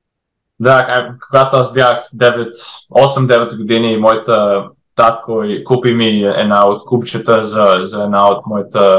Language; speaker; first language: Bulgarian; early bilingual, heritage; English